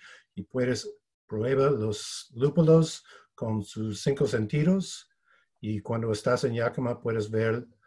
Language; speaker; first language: Spanish; non-native, fluent; English